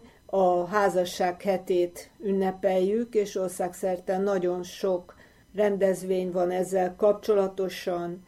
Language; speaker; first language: Hungarian; native; Hungarian